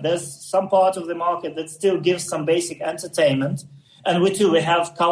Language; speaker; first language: English; non-native, fluent; Russian